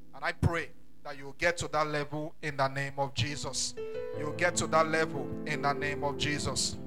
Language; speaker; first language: English; non-native, local second language; Yoruba